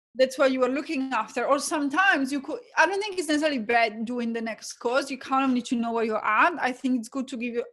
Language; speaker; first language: English; non-native, fluent; Italian